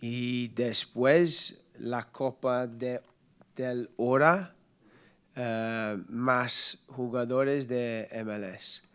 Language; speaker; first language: Spanish; non-native, learner; English